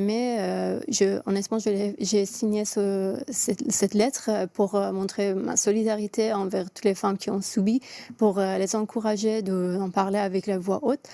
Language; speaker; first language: French; non-native, fluent; Persian